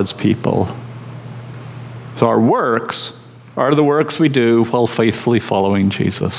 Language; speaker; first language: English; native; English